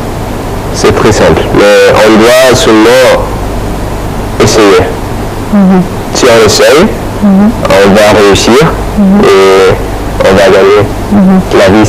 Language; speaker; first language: French; non-native, fluent; Arabic